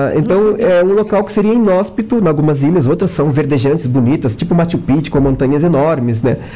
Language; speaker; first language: Portuguese; non-native, local second language; Kabuverdianu